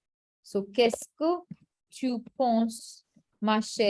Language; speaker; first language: French; non-native, fluent; Hindi